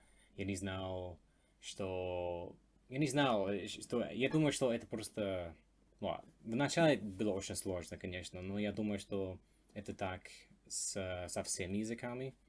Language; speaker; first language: Russian; non-native, fluent; English